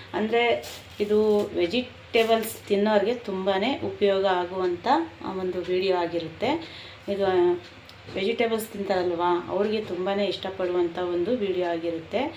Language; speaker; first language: Kannada; non-native, local second language; Urdu